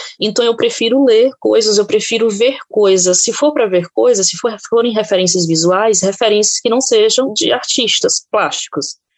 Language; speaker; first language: Portuguese; native; Portuguese